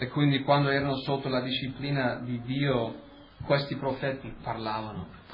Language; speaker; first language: Italian; early bilingual, heritage; Italian